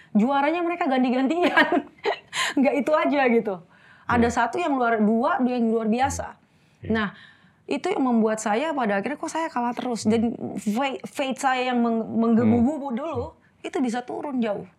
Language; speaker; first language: Indonesian; native; Indonesian